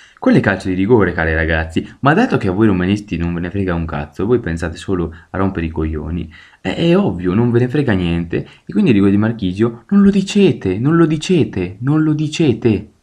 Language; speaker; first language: Italian; native; Italian